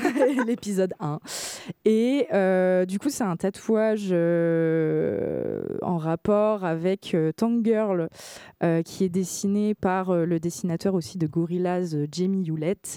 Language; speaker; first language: French; native; French